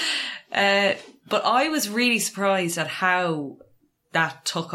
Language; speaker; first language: English; native; English